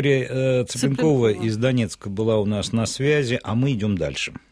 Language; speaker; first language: Russian; native; Russian